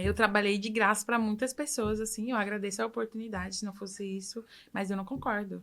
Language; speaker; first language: Portuguese; native; Portuguese